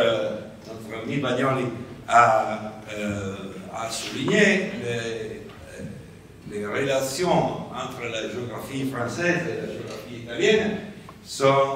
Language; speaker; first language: French; non-native, fluent; Italian